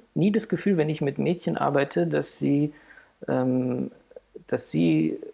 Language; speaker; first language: German; native; German